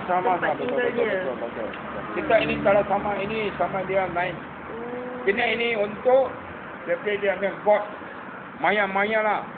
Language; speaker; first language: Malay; non-native, local second language; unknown